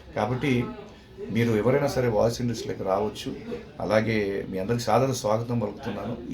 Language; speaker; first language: Telugu; native; Telugu